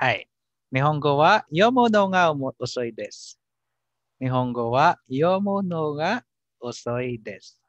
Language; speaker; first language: Japanese; non-native, fluent; Filipino